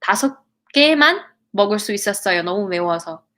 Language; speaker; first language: Korean; non-native, learner; English